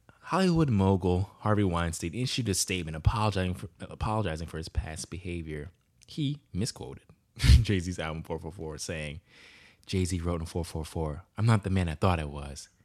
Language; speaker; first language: English; native; English